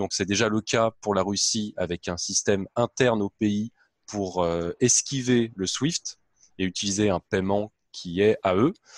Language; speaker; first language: French; native; French